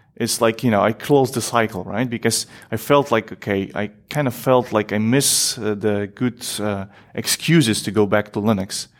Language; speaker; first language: English; non-native, fluent; Polish